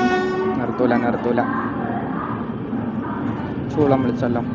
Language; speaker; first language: Malayalam; native; Malayalam